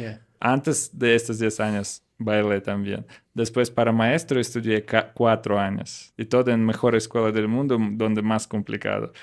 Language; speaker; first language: Spanish; non-native, learner; Russian